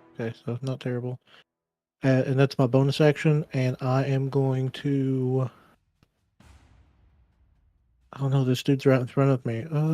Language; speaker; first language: English; native; English